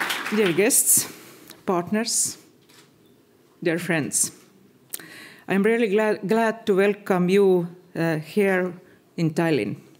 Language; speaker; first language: English; non-native, fluent; Estonian